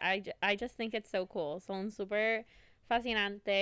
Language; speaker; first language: English; early bilingual, other home language; Spanish